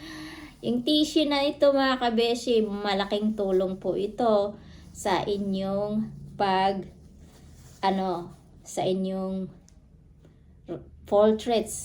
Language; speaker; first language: Filipino; non-native, local second language; Cebuano